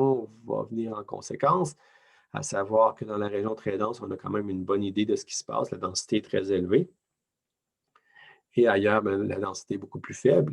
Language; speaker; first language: French; native; French